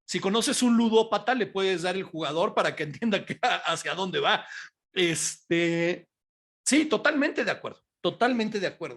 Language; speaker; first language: Spanish; native; Spanish